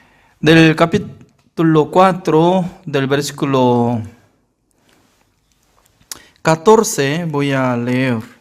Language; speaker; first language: Spanish; non-native, fluent; Korean